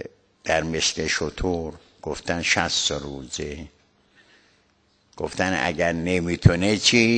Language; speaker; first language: Persian; native; Persian